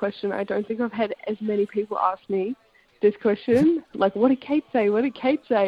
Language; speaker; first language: English; native; English